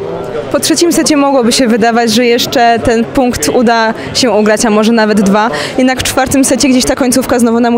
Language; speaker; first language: Polish; native; Polish